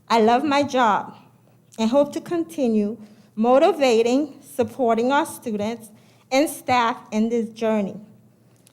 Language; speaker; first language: English; early bilingual, other home language; Haitian Creole